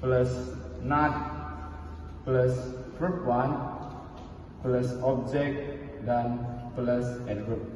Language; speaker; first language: English; non-native, learner; Indonesian